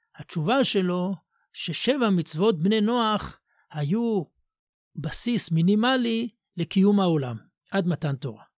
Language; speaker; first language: Hebrew; native; Hebrew